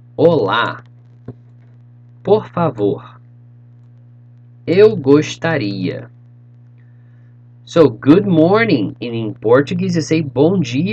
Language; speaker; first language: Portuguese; non-native, fluent; English